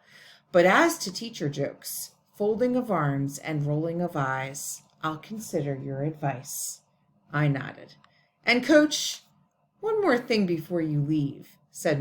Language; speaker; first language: English; native; English